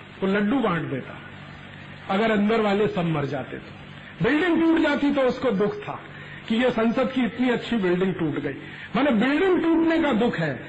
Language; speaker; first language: Hindi; native; Hindi